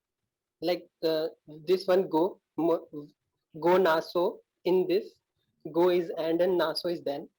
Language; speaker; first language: English; non-native, learner; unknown